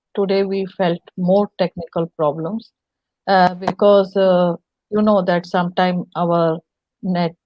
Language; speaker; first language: English; non-native, local second language; Hindi